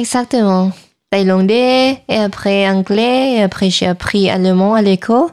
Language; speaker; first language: French; non-native, fluent; Thai